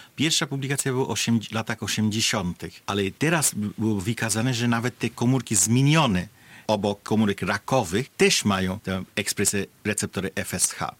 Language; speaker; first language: Polish; non-native, fluent; Bangla